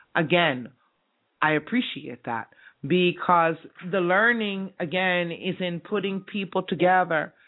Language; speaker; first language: English; native; English